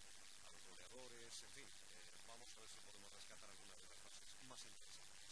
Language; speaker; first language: Spanish; native; Spanish